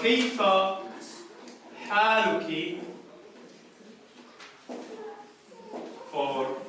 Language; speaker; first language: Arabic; non-native, fluent; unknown